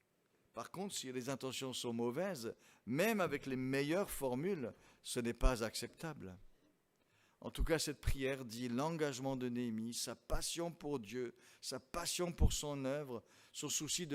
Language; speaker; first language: French; native; French